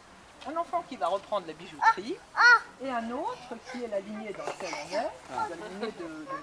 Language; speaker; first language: French; native; French